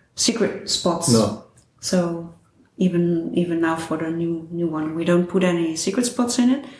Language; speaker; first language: English; non-native, fluent; Dutch